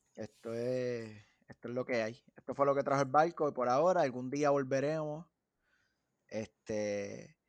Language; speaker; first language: Spanish; native; Spanish